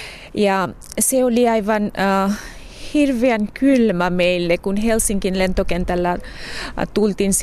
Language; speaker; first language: Finnish; non-native, fluent; Bangla